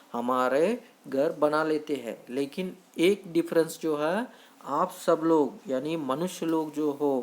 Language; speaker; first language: Hindi; non-native, local second language; Kannada